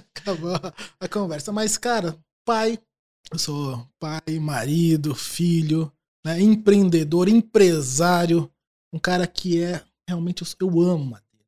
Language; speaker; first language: Portuguese; native; Portuguese